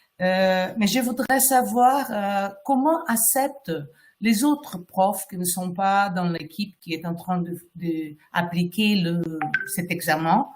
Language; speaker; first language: French; non-native, fluent; Portuguese